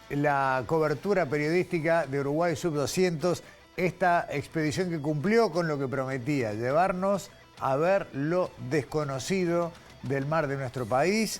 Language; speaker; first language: Spanish; native; Spanish